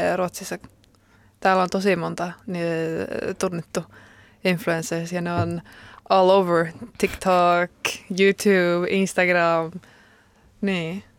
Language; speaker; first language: Finnish; early bilingual, heritage; Finnish